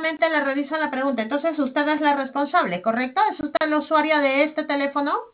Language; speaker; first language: Spanish; native; Spanish